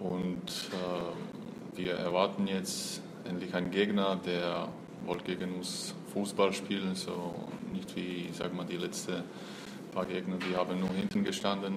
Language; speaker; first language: German; non-native, fluent; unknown